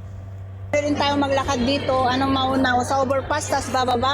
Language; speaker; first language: Filipino; native; Filipino